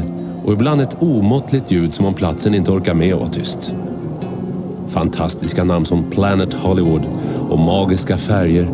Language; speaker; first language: Swedish; native; Swedish